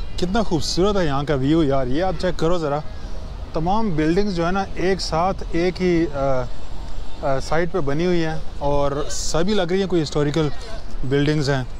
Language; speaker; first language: Urdu; native; Urdu